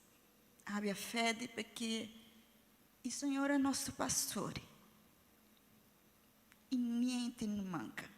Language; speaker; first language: Italian; non-native, learner; Portuguese